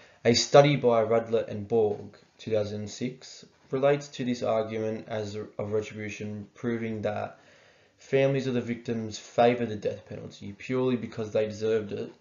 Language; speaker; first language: English; native; English